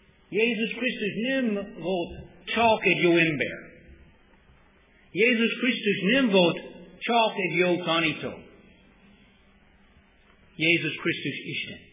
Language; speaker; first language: Hungarian; non-native, fluent; English